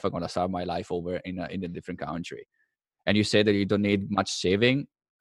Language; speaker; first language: English; non-native, fluent; Italian